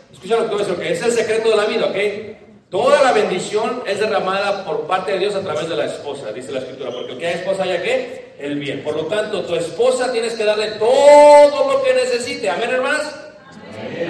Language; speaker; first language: Spanish; native; Spanish